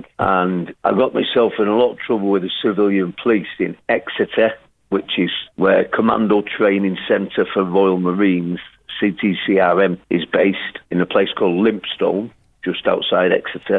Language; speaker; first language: English; native; English